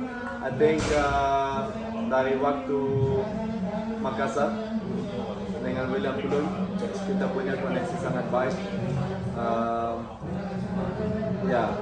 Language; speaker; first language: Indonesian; non-native, fluent; Dutch